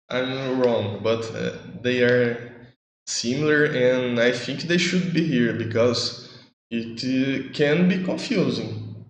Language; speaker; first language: English; non-native, learner; Portuguese